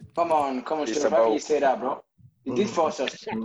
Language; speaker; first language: English; non-native, fluent; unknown